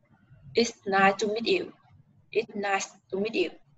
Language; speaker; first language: English; non-native, learner; Vietnamese